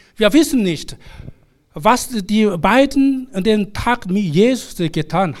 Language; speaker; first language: German; non-native, fluent; Korean